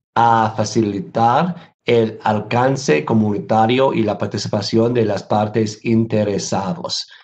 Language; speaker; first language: Spanish; non-native, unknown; English